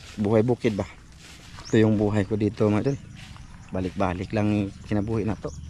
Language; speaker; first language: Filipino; non-native, local second language; Cebuano